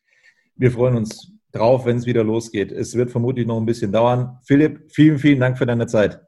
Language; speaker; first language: German; native; German